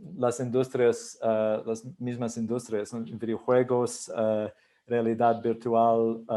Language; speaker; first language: Spanish; non-native, learner; English